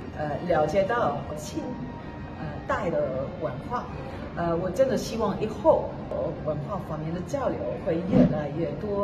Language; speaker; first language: Chinese; non-native, fluent; English